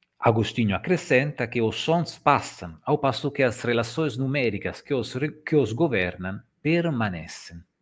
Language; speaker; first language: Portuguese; non-native, fluent; Italian